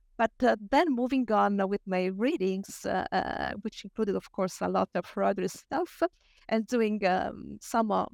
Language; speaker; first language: English; non-native, fluent; Italian